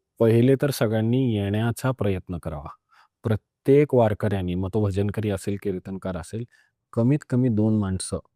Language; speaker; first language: Marathi; non-native, local second language; Punjabi